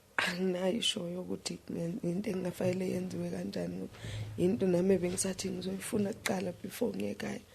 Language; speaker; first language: Zulu; native; Zulu